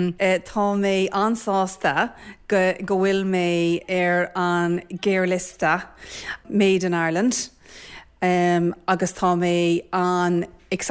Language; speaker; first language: Irish; non-native, learner; English